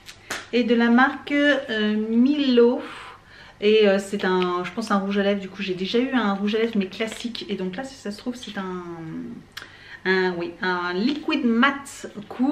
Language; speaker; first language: French; native; French